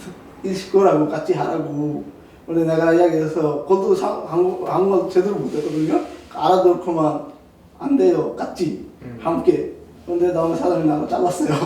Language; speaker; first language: Korean; non-native, learner; Bangla